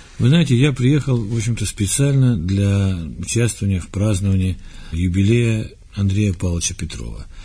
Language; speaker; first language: Russian; native; Russian